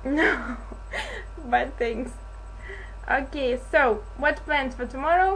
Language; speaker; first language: English; non-native, learner; Russian